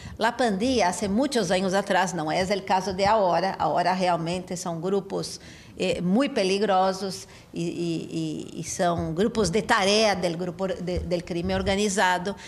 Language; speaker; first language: Portuguese; native; Portuguese